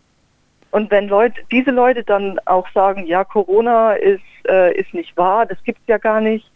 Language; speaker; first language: German; native; German